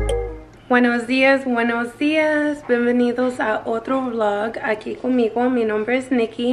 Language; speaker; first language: Spanish; early bilingual, heritage; Spanish